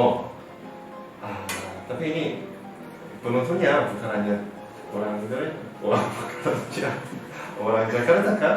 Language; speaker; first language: Indonesian; non-native, learner; Korean